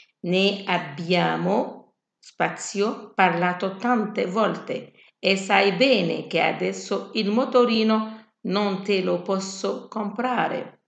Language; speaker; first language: Italian; non-native, fluent; Arabic